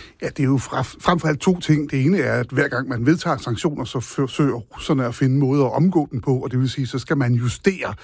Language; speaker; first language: Danish; native; Danish